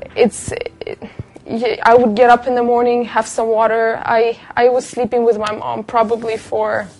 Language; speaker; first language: English; non-native, fluent; Russian